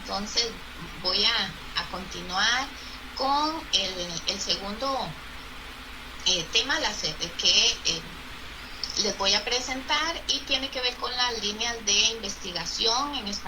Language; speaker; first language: Spanish; native; Spanish